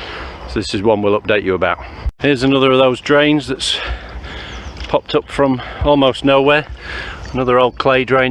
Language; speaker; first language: English; native; English